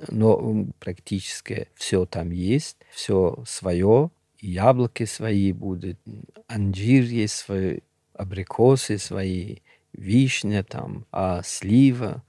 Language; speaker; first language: Russian; non-native, local second language; Shughni